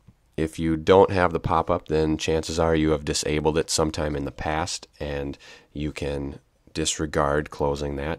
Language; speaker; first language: English; native; English